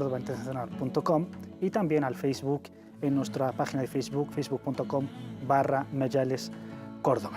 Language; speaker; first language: Spanish; native; Spanish